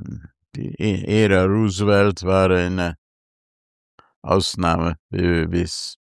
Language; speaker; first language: German; non-native, fluent; Hungarian